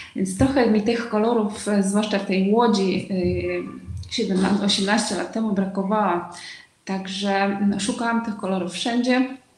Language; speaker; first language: Polish; non-native, fluent; Russian